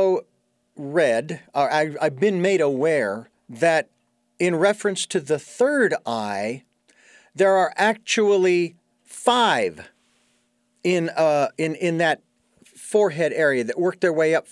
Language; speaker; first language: English; native; English